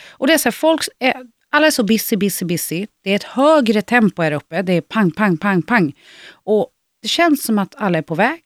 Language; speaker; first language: Swedish; native; Swedish